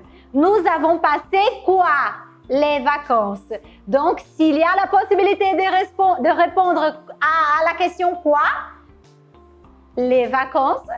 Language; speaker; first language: French; non-native, fluent; Portuguese